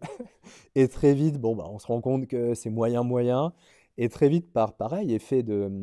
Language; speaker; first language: French; native; French